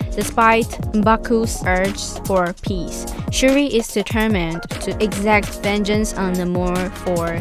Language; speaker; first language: English; non-native, fluent; Chinese